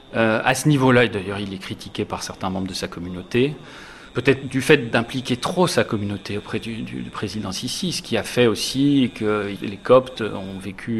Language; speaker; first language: French; native; French